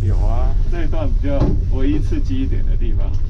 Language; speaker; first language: Chinese; native; Chinese